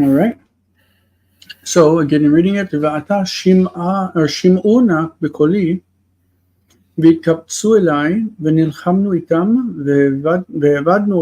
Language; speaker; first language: Hebrew; non-native, fluent; English